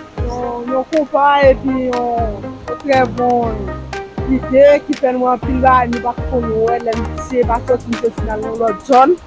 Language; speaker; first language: French; non-native, learner; Haitian Creole